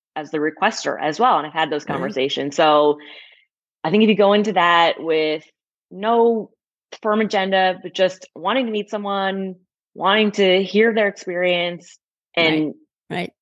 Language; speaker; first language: English; native; English